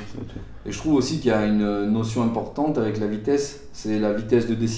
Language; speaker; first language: French; native; French